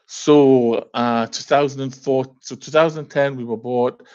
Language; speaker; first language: English; native; English